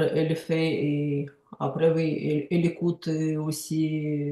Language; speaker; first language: French; non-native, learner; Ukrainian